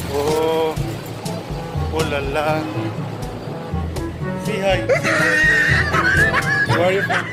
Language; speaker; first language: English; non-native, learner; Filipino